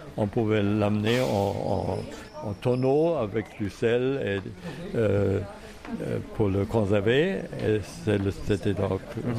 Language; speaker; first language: French; non-native, fluent; German